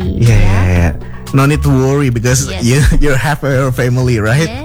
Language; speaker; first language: English; non-native, fluent; Indonesian